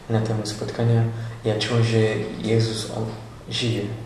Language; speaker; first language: Polish; non-native, learner; Portuguese